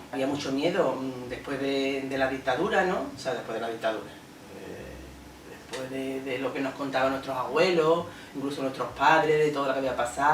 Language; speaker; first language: Spanish; native; Spanish